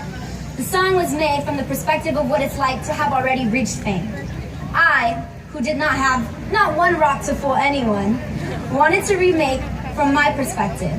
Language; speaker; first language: English; native; English